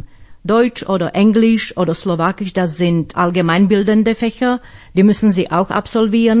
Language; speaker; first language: German; non-native, fluent; Slovak